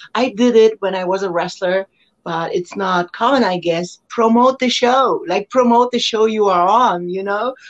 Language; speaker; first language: English; non-native, fluent; German